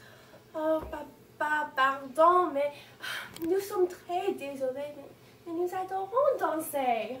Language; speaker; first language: French; non-native, learner; English